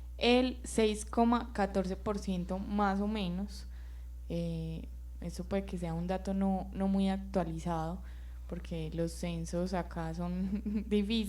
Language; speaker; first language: Spanish; native; Spanish